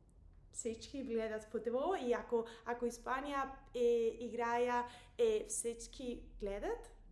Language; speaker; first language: Bulgarian; non-native, learner; Spanish